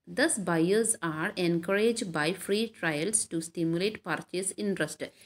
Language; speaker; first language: English; non-native, local second language; Malayalam